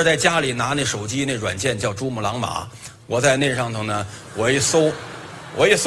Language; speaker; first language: Chinese; native; Chinese